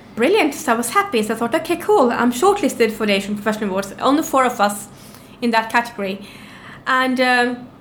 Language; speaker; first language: English; non-native, fluent; Norwegian